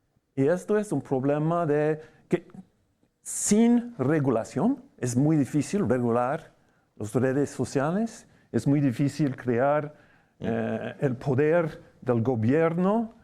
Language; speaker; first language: Spanish; non-native, fluent; English